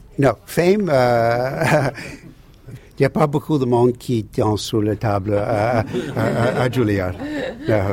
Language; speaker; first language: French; non-native, fluent; English